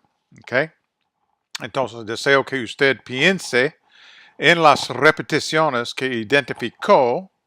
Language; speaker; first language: Spanish; non-native, fluent; English